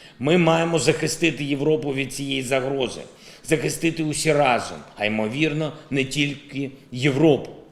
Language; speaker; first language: Ukrainian; non-native, local second language; Russian